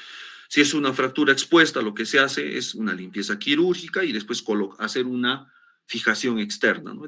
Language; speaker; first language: Spanish; native; Spanish